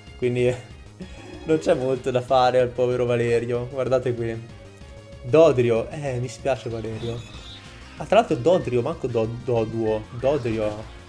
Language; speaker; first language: Italian; native; Italian